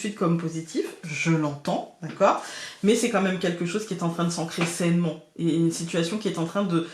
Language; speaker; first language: French; native; French